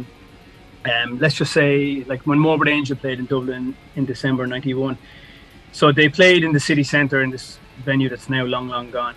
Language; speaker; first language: English; native; English